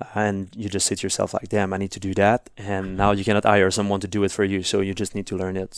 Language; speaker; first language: English; non-native, fluent; French